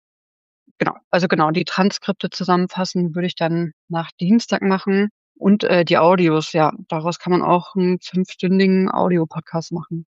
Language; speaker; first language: German; native; German